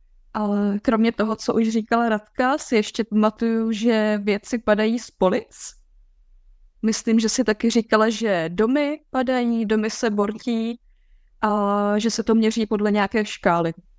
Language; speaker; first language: Czech; native; Czech